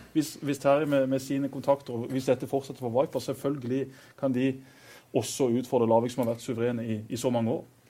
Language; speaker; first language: Norwegian; native; Norwegian